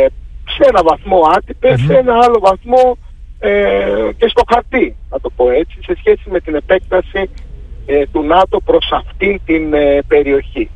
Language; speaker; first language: Greek; native; Greek